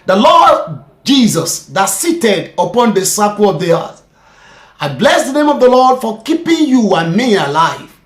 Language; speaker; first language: English; non-native, local second language; Yoruba